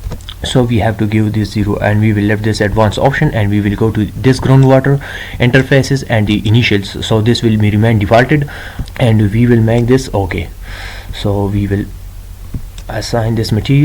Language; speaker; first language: English; non-native, local second language; Urdu